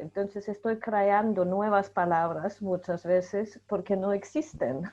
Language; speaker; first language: Spanish; non-native, fluent; German